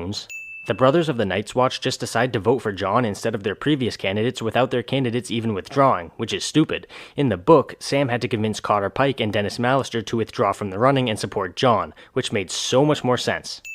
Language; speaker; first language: English; native; English